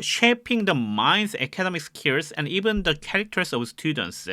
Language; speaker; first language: English; non-native, fluent; Korean